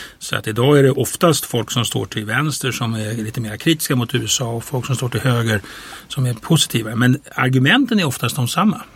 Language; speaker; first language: Swedish; native; Swedish